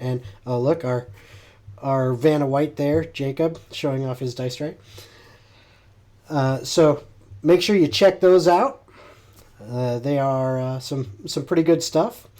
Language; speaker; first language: English; native; English